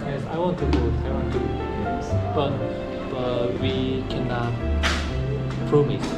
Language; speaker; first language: English; non-native, learner; Korean